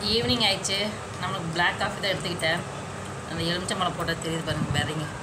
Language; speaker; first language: Tamil; non-native, local second language; Telugu